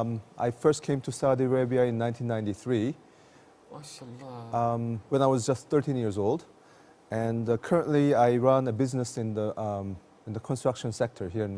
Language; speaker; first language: English; non-native, fluent; Korean